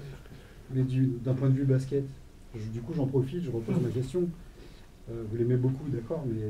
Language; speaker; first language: French; native; French